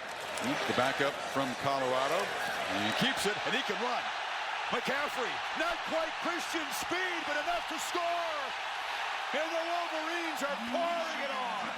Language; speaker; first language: English; native; English